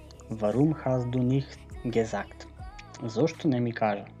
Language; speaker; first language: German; non-native, fluent; Macedonian